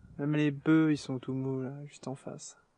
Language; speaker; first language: French; native; French